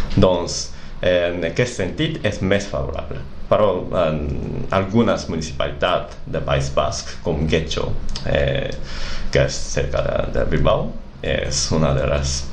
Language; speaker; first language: Catalan; non-native, fluent; Japanese